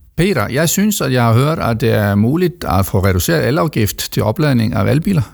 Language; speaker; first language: Danish; non-native, local second language; Faroese